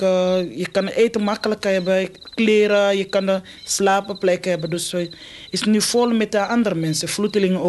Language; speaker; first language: Dutch; non-native, fluent; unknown